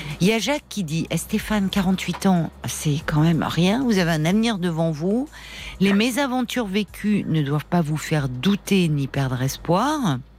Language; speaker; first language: French; native; French